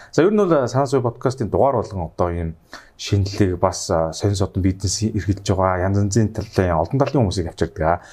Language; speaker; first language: Mongolian; native; Mongolian